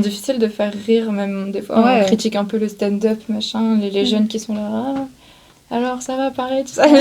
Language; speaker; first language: French; native; French